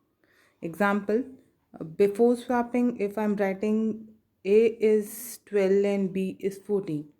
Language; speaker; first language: English; non-native, local second language; Hindi